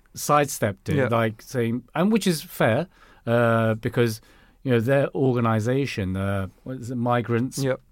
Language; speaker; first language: English; non-native, local second language; Cantonese